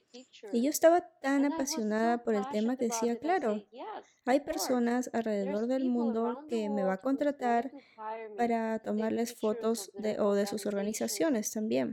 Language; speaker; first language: Spanish; non-native, fluent; Russian